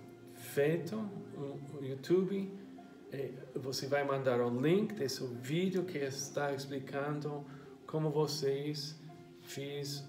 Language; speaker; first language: Portuguese; non-native, fluent; English